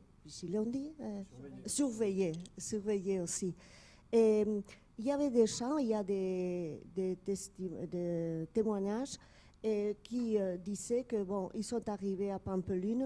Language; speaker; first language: French; non-native, fluent; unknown